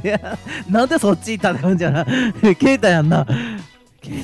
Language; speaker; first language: Japanese; native; Japanese